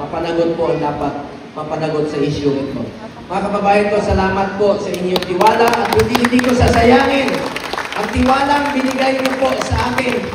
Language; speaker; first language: Filipino; non-native, local second language; Cebuano